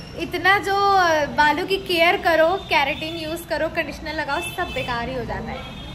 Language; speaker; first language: Hindi; native; Hindi